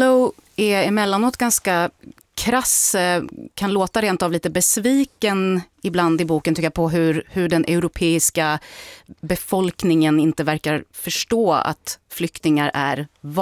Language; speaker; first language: Swedish; native; Swedish